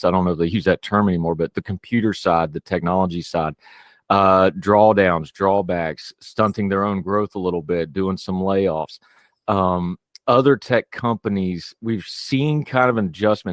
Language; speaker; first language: English; native; English